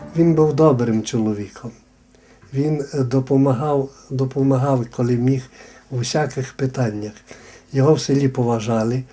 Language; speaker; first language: Ukrainian; native; Ukrainian